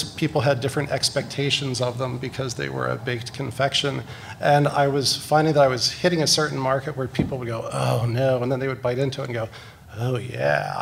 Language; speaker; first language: English; native; English